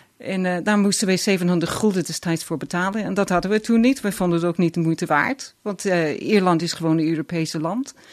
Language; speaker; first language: Dutch; non-native, fluent; English